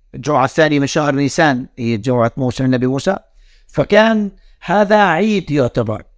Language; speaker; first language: Arabic; native; Arabic